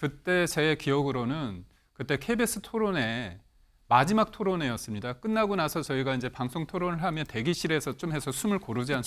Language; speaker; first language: Korean; native; Korean